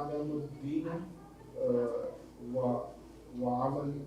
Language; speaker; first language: Arabic; non-native, learner; Urdu